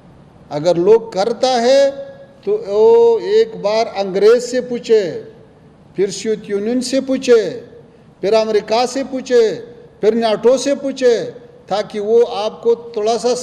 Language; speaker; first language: Hindi; non-native, fluent; Pashto